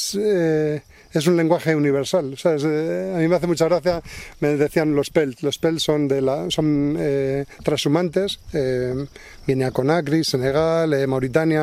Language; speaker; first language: Spanish; native; Spanish